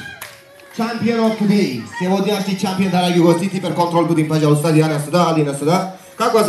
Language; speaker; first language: Russian; non-native, learner; Turkish